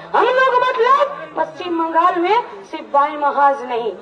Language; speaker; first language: Hindi; non-native, local second language; Bangla